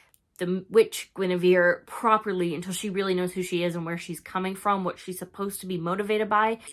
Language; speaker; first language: English; native; English